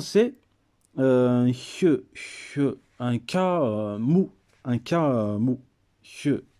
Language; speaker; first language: French; non-native, local second language; Berber languages